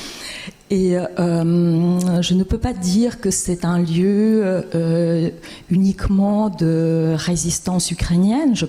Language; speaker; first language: French; non-native, fluent; Russian